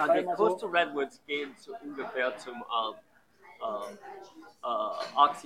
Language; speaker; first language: German; non-native, learner; English